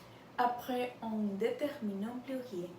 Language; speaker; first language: French; non-native, learner; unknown